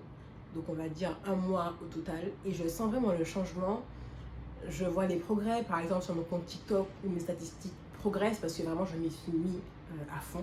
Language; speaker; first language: French; native; French